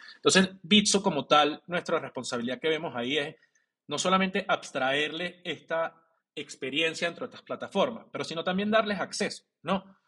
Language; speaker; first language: Spanish; native; Spanish